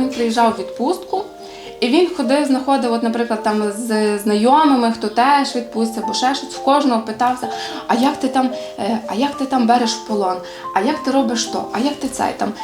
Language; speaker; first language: Ukrainian; native; Ukrainian